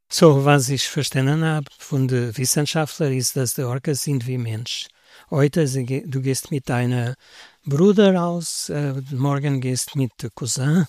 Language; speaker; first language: German; non-native, learner; Portuguese